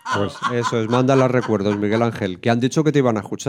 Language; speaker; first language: Spanish; native; Spanish